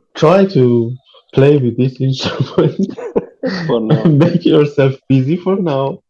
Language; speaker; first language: English; non-native, fluent; Persian